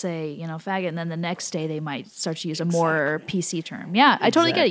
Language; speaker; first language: English; early bilingual, other home language; Spanish